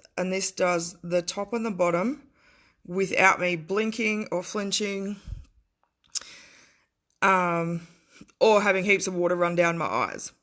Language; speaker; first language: English; native; English